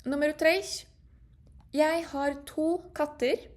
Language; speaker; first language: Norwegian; non-native, fluent; Portuguese